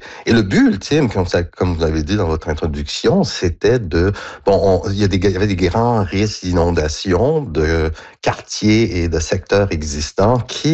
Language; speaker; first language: French; native; French